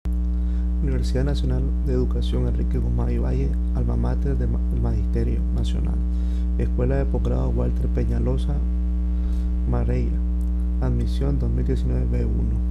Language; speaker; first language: Spanish; native; Spanish